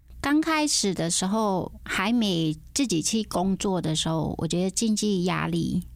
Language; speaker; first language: Chinese; non-native, fluent; Khmer